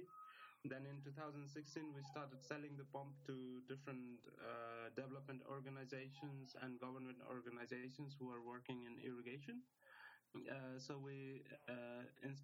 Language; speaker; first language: English; non-native, local second language; Nepali